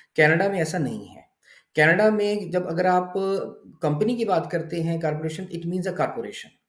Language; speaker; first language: Urdu; native; Urdu